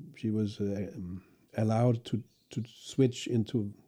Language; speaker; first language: English; non-native, fluent; Danish